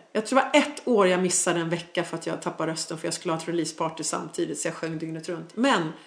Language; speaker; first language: Swedish; native; Swedish